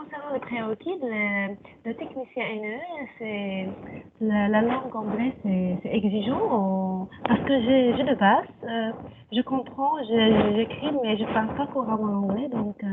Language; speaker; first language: French; non-native, fluent; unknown